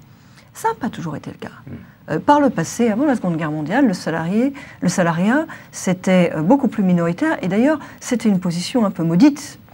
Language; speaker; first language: French; native; French